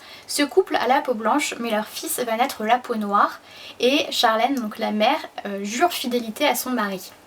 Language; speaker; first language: French; native; French